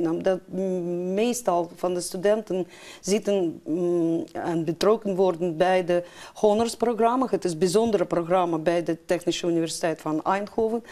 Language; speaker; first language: Dutch; non-native, fluent; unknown